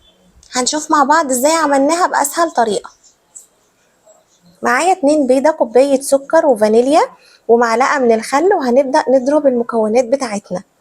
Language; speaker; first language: Arabic; native; Arabic